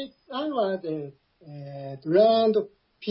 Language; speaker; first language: English; non-native, learner; Japanese